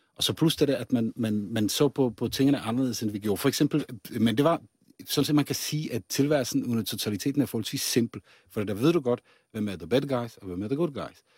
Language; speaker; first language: Danish; non-native, fluent; Czech